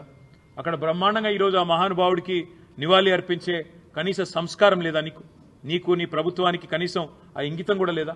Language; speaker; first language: Telugu; native; Telugu